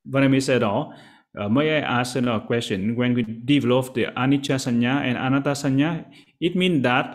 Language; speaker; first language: English; non-native, learner; Vietnamese